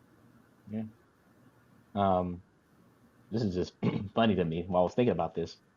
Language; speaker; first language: English; native; English